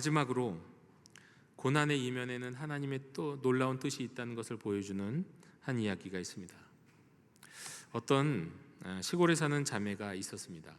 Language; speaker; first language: Korean; native; Korean